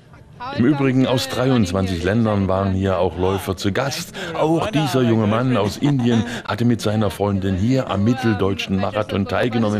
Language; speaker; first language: German; native; German